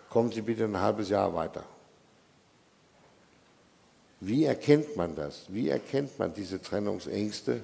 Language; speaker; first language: German; non-native, fluent; Danish